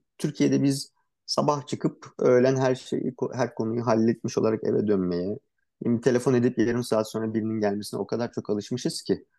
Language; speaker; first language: Turkish; native; Turkish